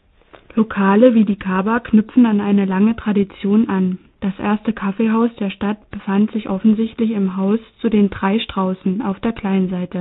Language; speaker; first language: German; native; German